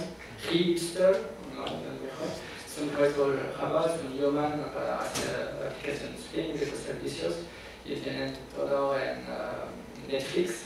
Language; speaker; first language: Spanish; non-native, fluent; French